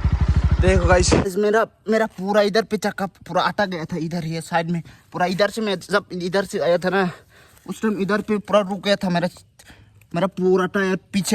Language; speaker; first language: Hindi; non-native, local second language; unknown